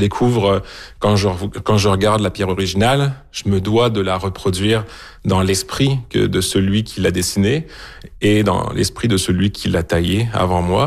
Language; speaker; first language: French; native; French